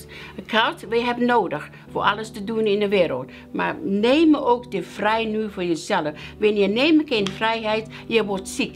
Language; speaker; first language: Dutch; non-native, learner; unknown